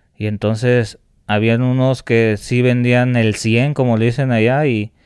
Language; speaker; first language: Spanish; native; Spanish